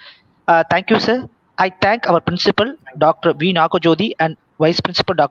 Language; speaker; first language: English; non-native, local second language; Tamil